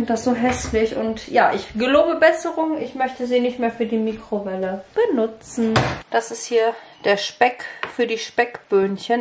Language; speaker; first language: German; native; German